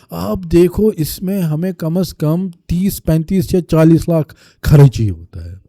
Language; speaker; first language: Urdu; non-native, local second language; Kashmiri